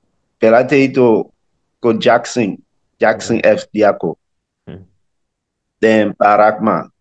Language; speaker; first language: Indonesian; non-native, learner; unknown